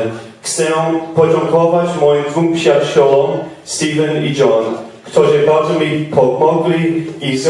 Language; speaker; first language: Polish; non-native, learner; English